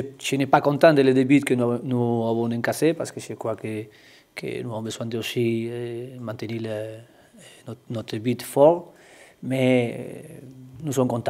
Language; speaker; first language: French; non-native, learner; Spanish